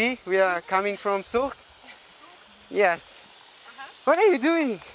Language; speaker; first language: English; non-native, learner; Tajik